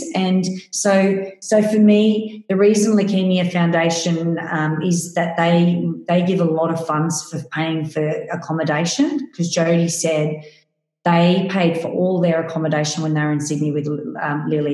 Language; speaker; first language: English; native; English